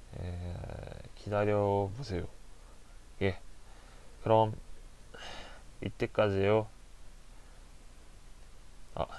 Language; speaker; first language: Korean; non-native, learner; Japanese